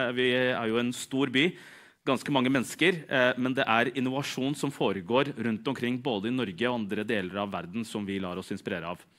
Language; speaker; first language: Norwegian; early bilingual, other home language; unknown